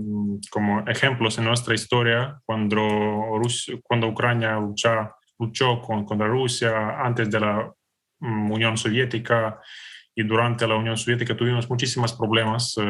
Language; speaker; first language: Spanish; non-native, fluent; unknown